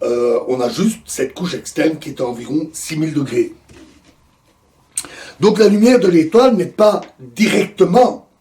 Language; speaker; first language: French; native; French